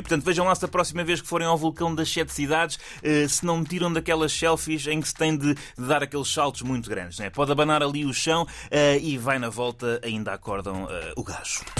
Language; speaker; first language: Portuguese; native; Portuguese